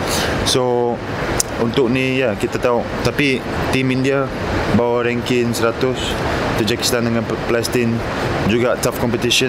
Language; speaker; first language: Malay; non-native, fluent; English